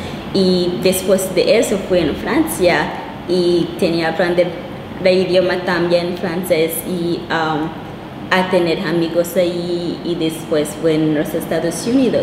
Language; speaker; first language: Spanish; non-native, local second language; Kinyarwanda